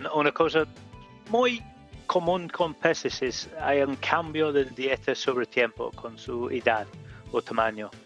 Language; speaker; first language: Spanish; non-native, learner; English